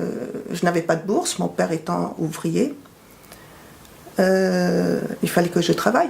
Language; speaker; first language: French; early bilingual, other home language; Italian